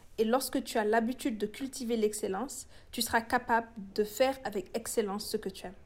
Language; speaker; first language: French; non-native, local second language; Wolof